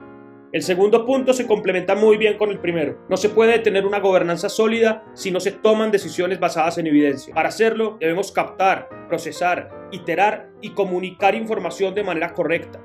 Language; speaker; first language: Spanish; native; Spanish